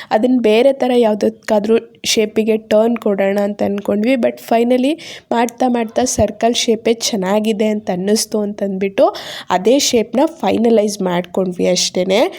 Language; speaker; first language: Kannada; native; Kannada